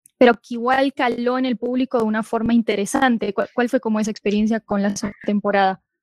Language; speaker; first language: Spanish; native; Spanish